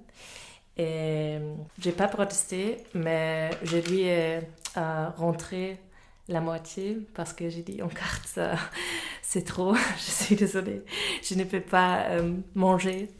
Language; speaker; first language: French; non-native, fluent; German